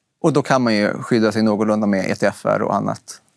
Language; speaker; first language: Swedish; native; Swedish